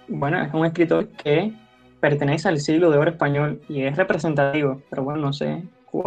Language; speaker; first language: Spanish; native; Spanish